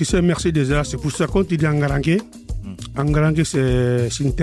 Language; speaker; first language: French; early bilingual, other home language; Soninke